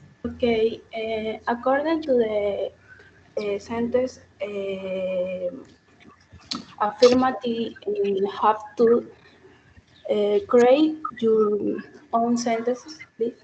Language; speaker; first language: English; non-native, learner; Spanish